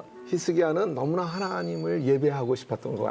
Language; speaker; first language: Korean; native; Korean